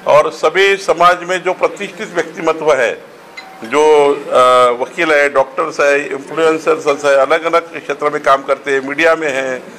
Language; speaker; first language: Hindi; non-native, local second language; Marathi